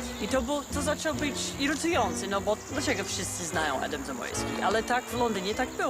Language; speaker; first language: Polish; non-native, fluent; English